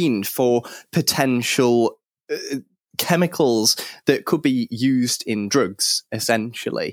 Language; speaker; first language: English; native; English